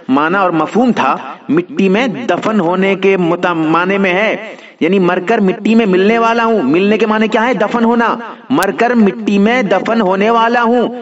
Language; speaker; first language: Urdu; native; Urdu